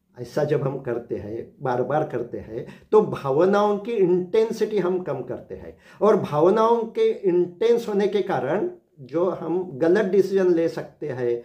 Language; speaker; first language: Hindi; non-native, local second language; Marathi